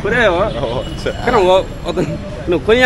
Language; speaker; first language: Korean; non-native, learner; Bangla